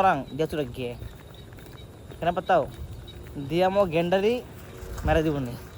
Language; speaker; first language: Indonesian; non-native, learner; Bangla